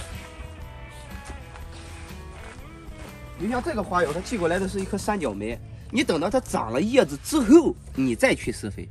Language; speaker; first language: Chinese; native; Chinese